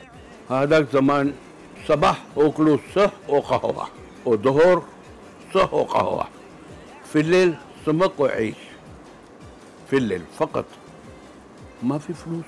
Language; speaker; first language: Arabic; non-native, local second language; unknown